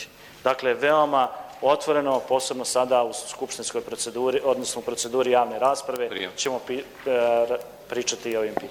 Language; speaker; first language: Croatian; native; Croatian